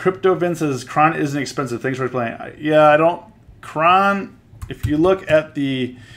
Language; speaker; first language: English; native; English